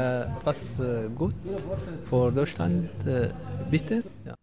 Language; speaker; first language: German; non-native, learner; Arabic